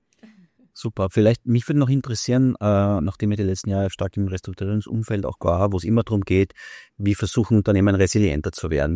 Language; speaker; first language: German; native; German